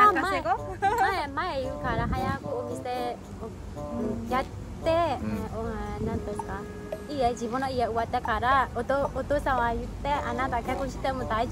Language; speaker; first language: Japanese; non-native, learner; Burmese